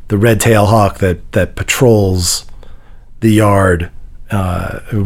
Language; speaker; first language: English; native; English